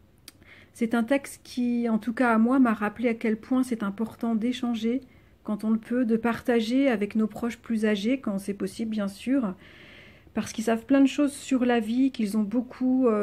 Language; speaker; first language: French; native; French